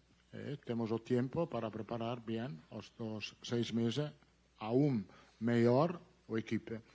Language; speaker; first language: Portuguese; non-native, learner; Italian